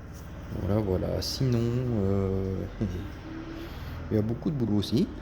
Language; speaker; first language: French; native; French